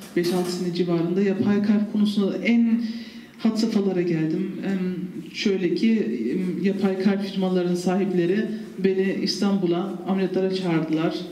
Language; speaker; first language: Turkish; early bilingual, heritage; Turkish